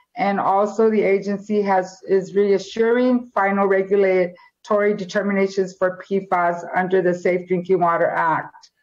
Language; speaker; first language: English; native; English